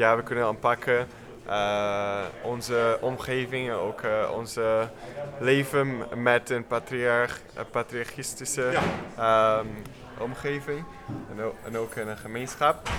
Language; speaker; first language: Dutch; non-native, learner; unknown